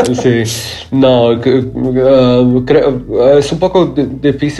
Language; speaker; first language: Spanish; non-native, learner; Croatian